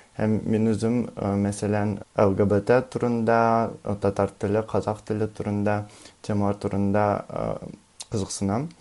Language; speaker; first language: Tatar; non-native, learner; Russian